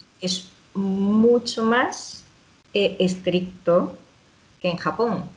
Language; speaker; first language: Spanish; non-native, fluent; Japanese